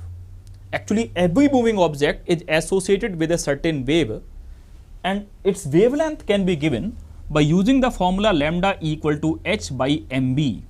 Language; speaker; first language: English; non-native, local second language; Hindi